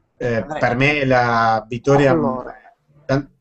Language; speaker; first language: Italian; non-native, learner; Spanish